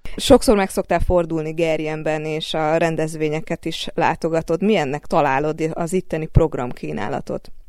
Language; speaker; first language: Hungarian; native; Hungarian